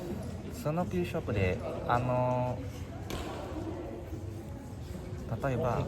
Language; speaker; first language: Japanese; non-native, learner; Indonesian